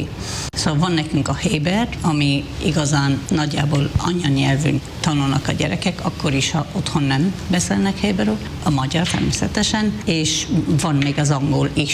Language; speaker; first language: Hungarian; non-native, fluent; Hebrew